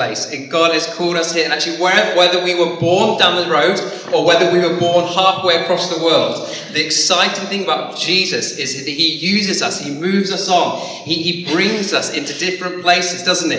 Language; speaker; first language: English; native; English